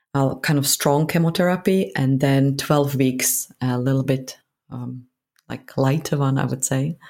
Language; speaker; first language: English; non-native, fluent; Czech